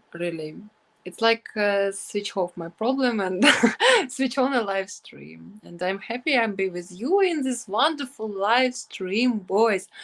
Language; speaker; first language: English; non-native, learner; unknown